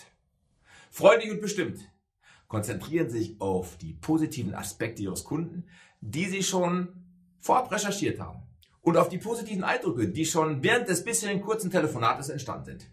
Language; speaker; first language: German; native; German